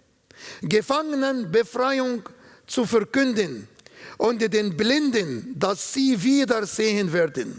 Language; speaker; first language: German; non-native, learner; Arabic